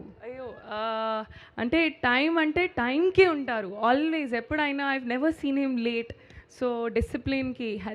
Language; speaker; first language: Telugu; non-native, learner; Hindi